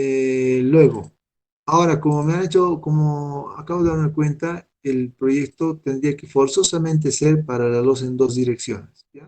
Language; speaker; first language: Spanish; native; Spanish